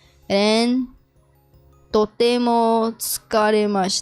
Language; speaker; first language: Japanese; non-native, learner; English